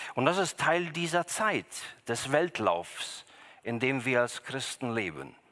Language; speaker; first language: German; early bilingual, other home language; Russian